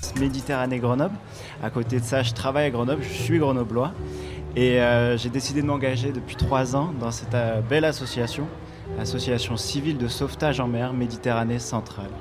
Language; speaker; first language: French; native; French